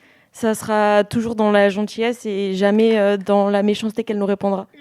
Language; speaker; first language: French; native; French